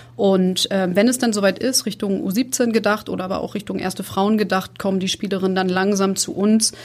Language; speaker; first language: German; native; German